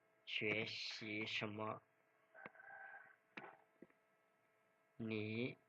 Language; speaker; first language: Chinese; non-native, fluent; Hmong